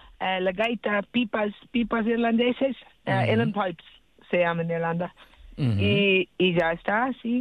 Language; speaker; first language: Spanish; non-native, learner; English